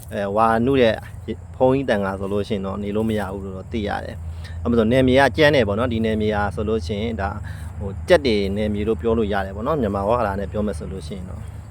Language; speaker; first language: Burmese; non-native, local second language; Shan